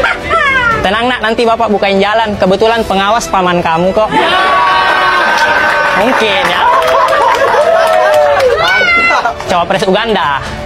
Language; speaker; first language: Indonesian; native; Indonesian